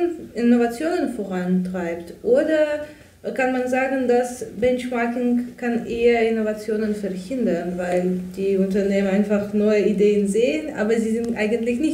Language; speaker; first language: German; non-native, fluent; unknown